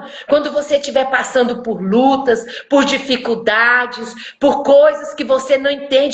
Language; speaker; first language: Portuguese; native; Portuguese